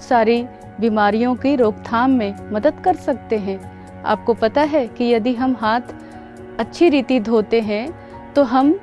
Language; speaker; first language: Hindi; native; Hindi